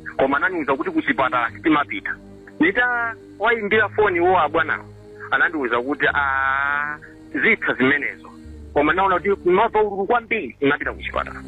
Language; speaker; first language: Nyanja; non-native, local second language; Tumbuka